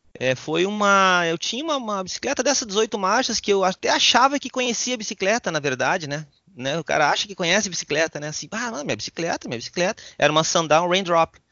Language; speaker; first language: Portuguese; native; Portuguese